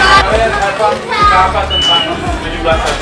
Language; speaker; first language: Indonesian; early bilingual, other home language; English